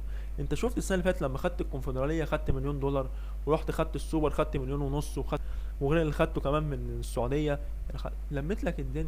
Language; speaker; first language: Arabic; native; Arabic